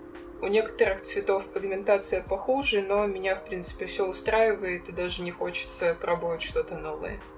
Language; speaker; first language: Russian; native; Russian